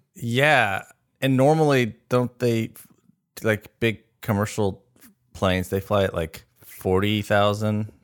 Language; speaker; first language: English; native; English